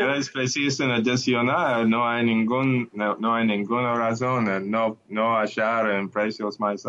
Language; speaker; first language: Portuguese; non-native, learner; Spanish